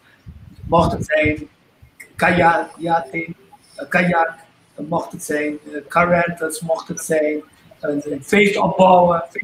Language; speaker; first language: Dutch; non-native, local second language; Papiamento